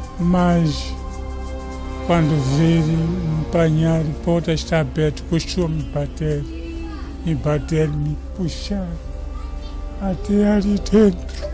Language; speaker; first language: Portuguese; non-native, local second language; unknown